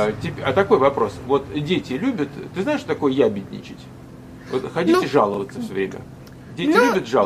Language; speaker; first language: Russian; native; Russian